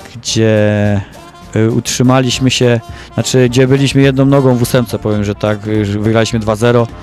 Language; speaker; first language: Polish; native; Polish